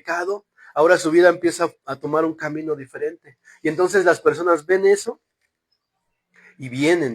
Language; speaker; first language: Spanish; native; Spanish